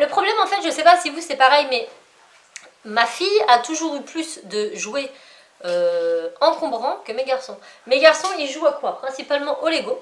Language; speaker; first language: French; native; French